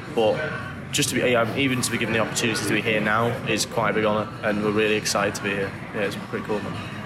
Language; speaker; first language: English; native; English